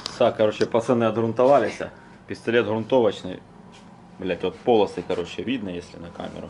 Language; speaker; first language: Russian; native; Russian